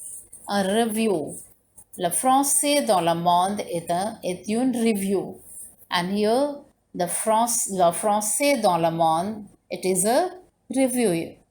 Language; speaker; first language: French; non-native, learner; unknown